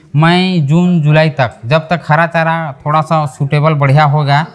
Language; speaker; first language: Hindi; native; Hindi